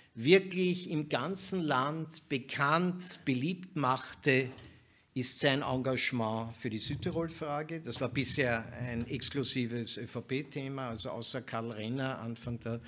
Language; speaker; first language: German; native; German